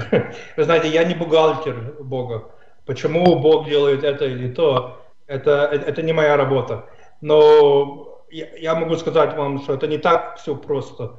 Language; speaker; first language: Russian; non-native, fluent; English